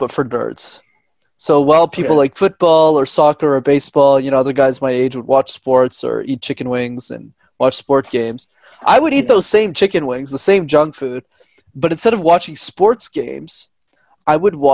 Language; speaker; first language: English; native; English